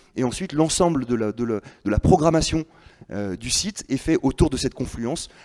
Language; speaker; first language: French; native; French